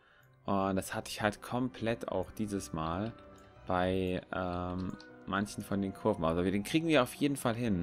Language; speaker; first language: German; native; German